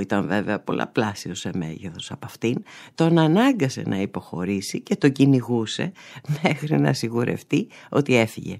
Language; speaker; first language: Greek; native; Greek